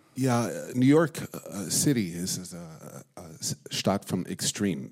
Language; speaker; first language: German; non-native, fluent; English